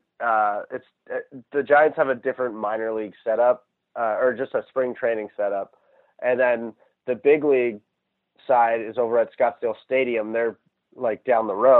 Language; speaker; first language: English; native; English